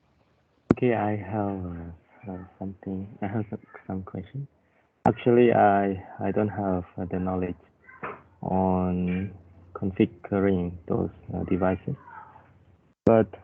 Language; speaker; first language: English; non-native, fluent; Khmer